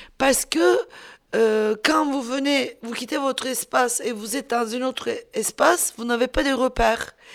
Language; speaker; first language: French; non-native, fluent; Turkish